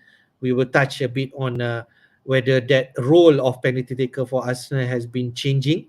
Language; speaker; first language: English; non-native, local second language; Malay